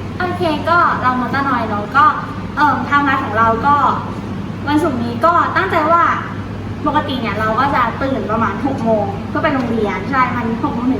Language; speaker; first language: Thai; native; Thai